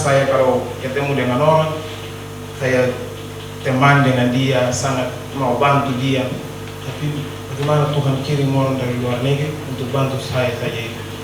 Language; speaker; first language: Indonesian; non-native, learner; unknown